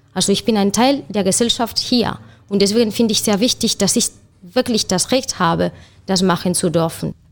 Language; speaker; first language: German; non-native, fluent; Spanish